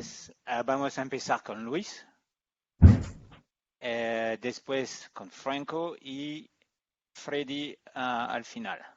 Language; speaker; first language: Spanish; non-native, learner; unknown